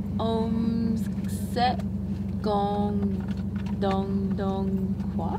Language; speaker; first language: Cantonese; non-native, learner; English